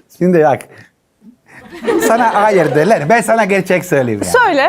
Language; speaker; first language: Turkish; non-native, fluent; Italian